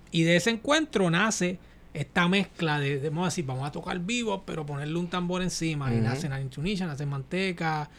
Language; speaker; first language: Spanish; native; Spanish